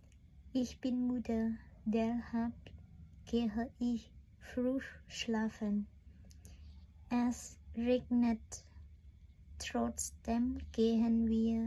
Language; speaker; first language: German; non-native, learner; Khmer